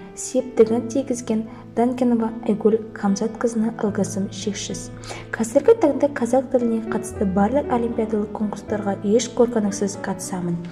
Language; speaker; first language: Kazakh; non-native, local second language; Russian